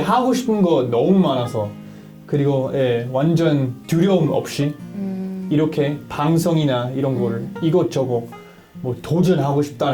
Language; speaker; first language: Korean; non-native, learner; English